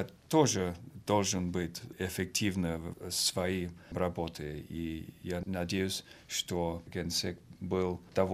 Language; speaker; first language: Russian; non-native, fluent; Finnish